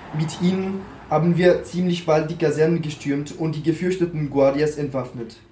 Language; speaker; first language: German; non-native, fluent; French